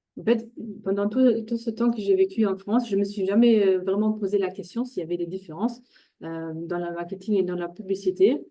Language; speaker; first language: French; non-native, fluent; German